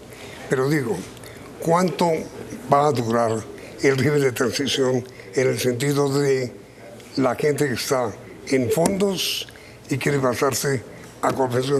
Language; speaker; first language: Spanish; native; Spanish